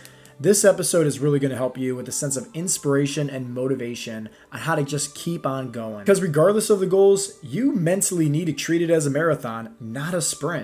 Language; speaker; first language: English; native; English